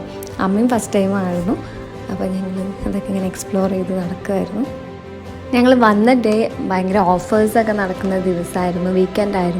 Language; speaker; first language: Malayalam; native; Malayalam